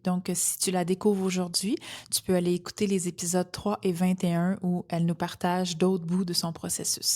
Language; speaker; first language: French; native; French